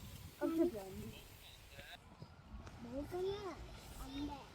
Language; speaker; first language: Korean; early bilingual, heritage; Korean